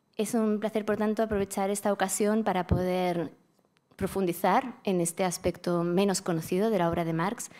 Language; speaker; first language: Spanish; native; Spanish